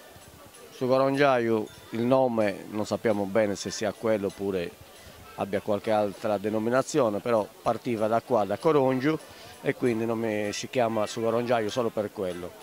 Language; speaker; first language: Italian; native; Italian